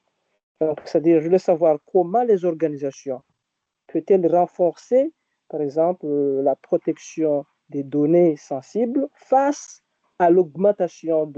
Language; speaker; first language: French; non-native, local second language; Arabic